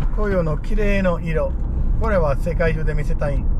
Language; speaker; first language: Japanese; non-native, fluent; Urdu